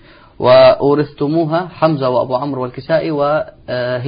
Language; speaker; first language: Arabic; native; Arabic